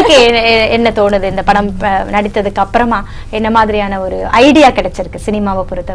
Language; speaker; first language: Tamil; native; Tamil